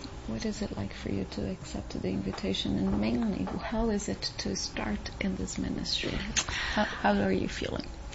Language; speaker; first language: English; non-native, fluent; Portuguese